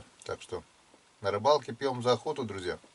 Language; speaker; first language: Russian; native; Russian